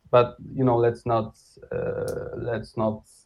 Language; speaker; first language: English; non-native, fluent; Polish